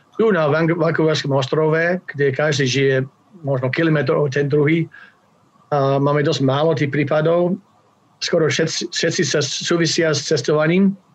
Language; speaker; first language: Slovak; non-native, fluent; English